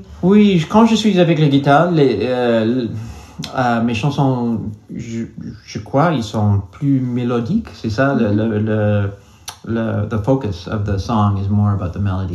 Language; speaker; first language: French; non-native, local second language; English